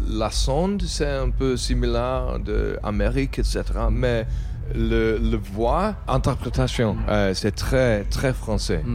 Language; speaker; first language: French; non-native, learner; English